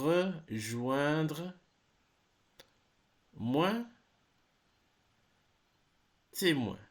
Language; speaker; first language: French; non-native, fluent; English